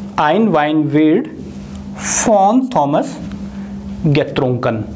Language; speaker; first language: English; non-native, local second language; Hindi